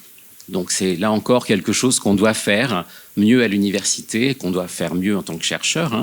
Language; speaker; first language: French; native; French